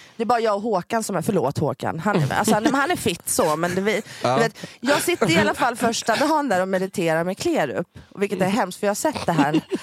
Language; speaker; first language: Swedish; native; Swedish